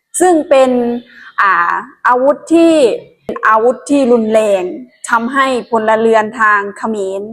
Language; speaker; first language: Thai; non-native, local second language; Northeastern Thai